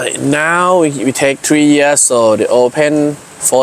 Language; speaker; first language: English; non-native, learner; Thai